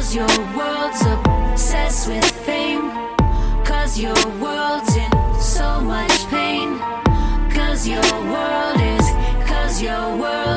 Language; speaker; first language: English; native; English